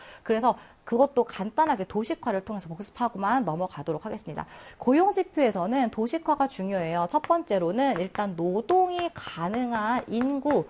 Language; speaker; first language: Korean; native; Korean